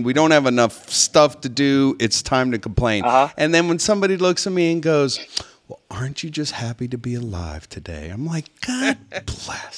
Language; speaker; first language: English; native; English